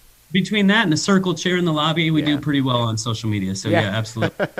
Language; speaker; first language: English; native; English